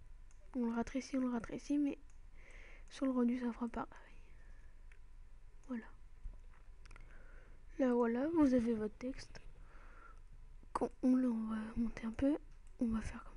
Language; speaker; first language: French; native; French